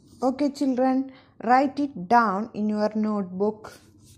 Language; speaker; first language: English; non-native, local second language; Malayalam